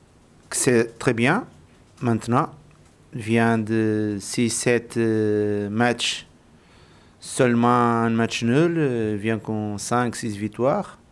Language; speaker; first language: French; non-native, learner; Portuguese